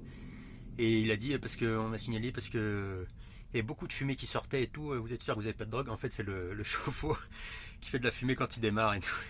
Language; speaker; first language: French; native; French